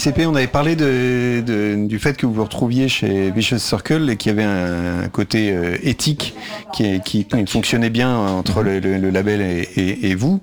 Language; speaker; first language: French; native; French